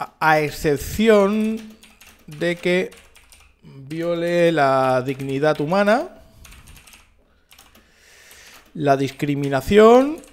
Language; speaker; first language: Spanish; native; Spanish